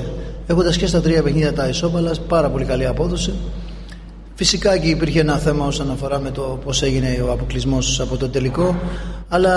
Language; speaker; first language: Greek; native; Greek